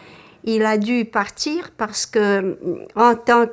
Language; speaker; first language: French; early bilingual, other home language; Russian